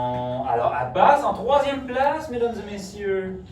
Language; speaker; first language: French; native; French